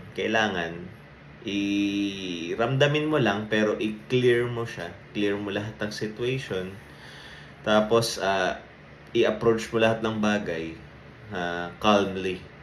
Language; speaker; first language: Filipino; native; Filipino